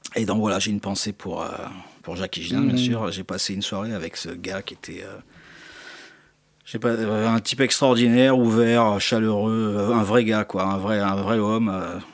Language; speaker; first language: French; native; French